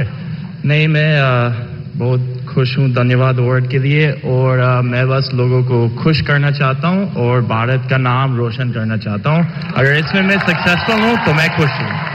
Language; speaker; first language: Hindi; early bilingual, heritage; Hindi